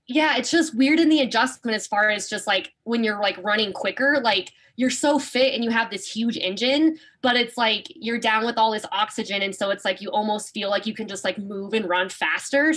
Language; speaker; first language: English; native; English